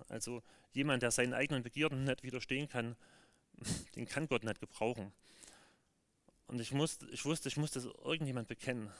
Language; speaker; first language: German; native; German